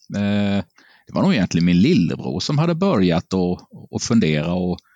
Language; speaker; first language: Swedish; native; Swedish